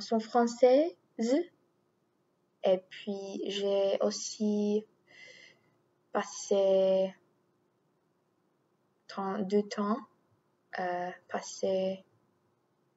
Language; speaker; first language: French; non-native, learner; English